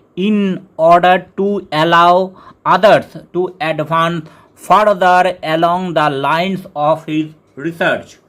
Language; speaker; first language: English; non-native, local second language; Bangla